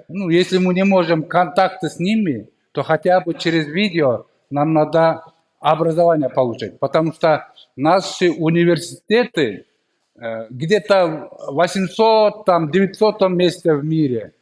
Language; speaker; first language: Russian; non-native, local second language; Kyrgyz